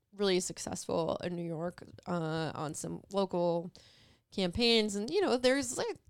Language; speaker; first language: English; native; English